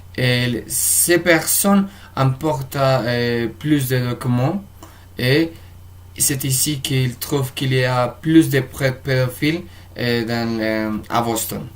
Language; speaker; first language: French; non-native, fluent; Spanish